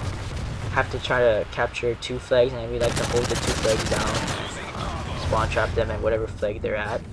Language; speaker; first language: English; native; English